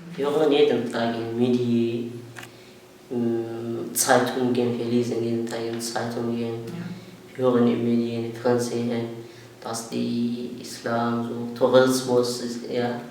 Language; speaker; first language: German; non-native, learner; Arabic